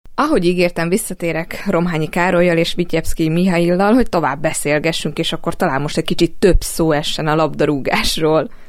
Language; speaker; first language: Hungarian; native; Hungarian